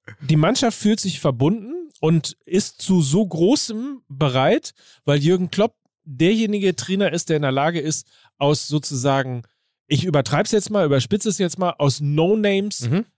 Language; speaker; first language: German; native; German